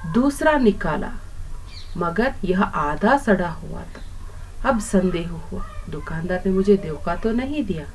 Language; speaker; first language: Hindi; non-native, local second language; Kannada